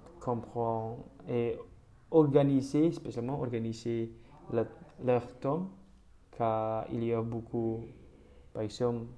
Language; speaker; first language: French; non-native, learner; Indonesian